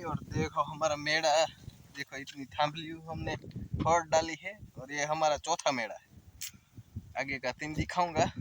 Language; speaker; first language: Hindi; non-native, local second language; Gujarati